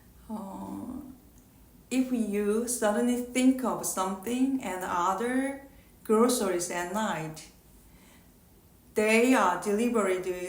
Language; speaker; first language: English; non-native, learner; Korean